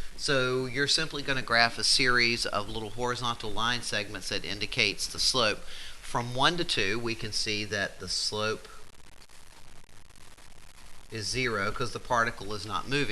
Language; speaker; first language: English; native; English